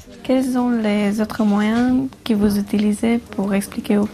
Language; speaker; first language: French; non-native, learner; Romanian